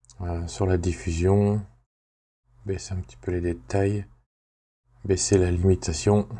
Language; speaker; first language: French; native; French